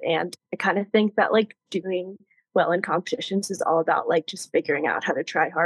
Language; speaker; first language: English; native; English